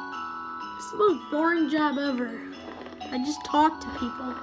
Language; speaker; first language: English; native; English